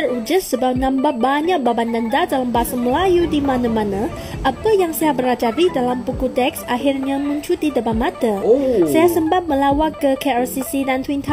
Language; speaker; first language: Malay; non-native, fluent; Chinese